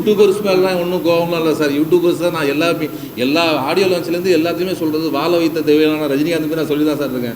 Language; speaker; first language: Tamil; native; Tamil